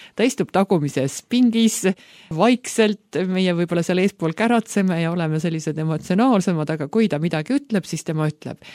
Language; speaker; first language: Estonian; native; Estonian